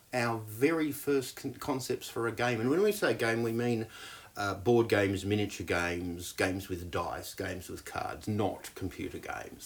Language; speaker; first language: English; native; English